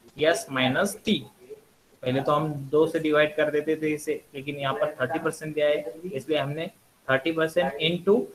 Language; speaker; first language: Hindi; non-native, local second language; Marathi